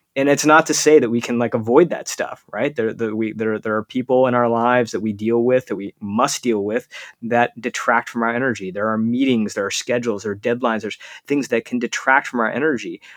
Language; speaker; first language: English; native; English